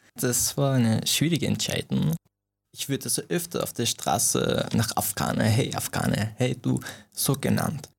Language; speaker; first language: German; non-native, fluent; Persian